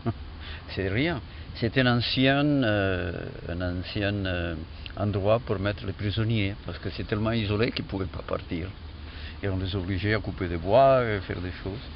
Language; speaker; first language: French; non-native, fluent; Catalan